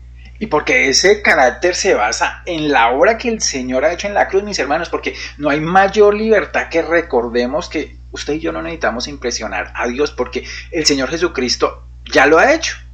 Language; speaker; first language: Spanish; native; Spanish